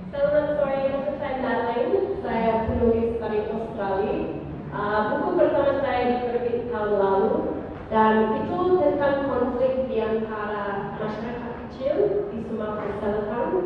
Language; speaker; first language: Indonesian; non-native, fluent; English